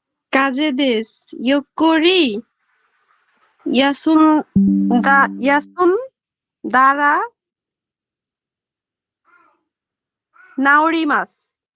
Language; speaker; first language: Japanese; non-native, learner; Bangla